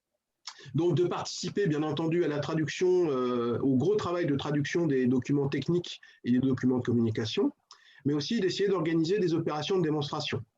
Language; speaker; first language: French; native; French